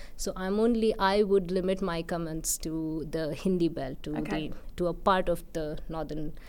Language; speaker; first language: English; non-native, local second language; Hindi